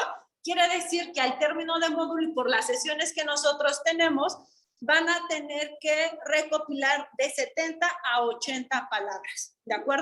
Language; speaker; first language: Spanish; native; Spanish